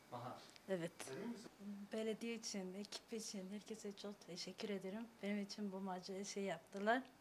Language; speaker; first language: Turkish; non-native, local second language; Kurdish